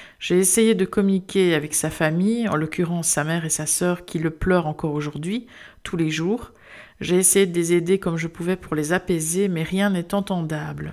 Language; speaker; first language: French; native; French